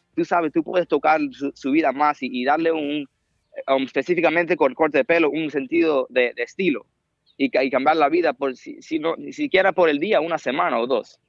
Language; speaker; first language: Spanish; early bilingual, heritage; Spanish